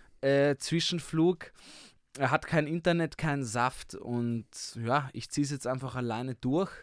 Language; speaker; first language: German; native; German